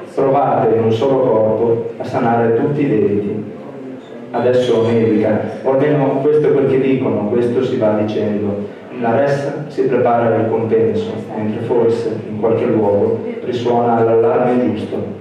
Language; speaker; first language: Italian; native; Italian